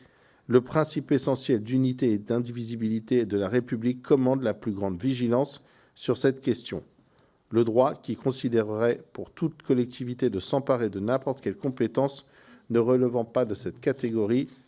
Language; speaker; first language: French; native; French